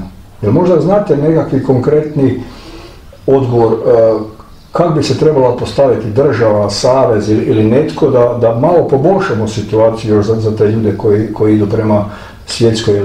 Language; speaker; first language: Croatian; native; Croatian